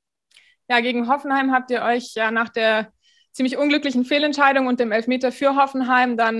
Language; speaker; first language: German; native; German